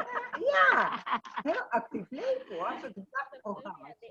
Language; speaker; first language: Dutch; non-native, learner; Indonesian